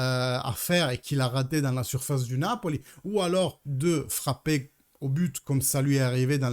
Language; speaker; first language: French; early bilingual, heritage; Italian